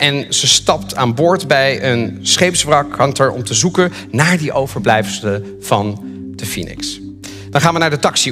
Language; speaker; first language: Dutch; native; Dutch